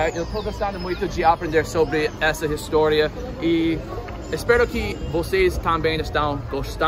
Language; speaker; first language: Portuguese; non-native, fluent; English